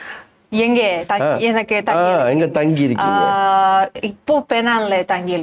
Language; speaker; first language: Tamil; non-native, learner; Japanese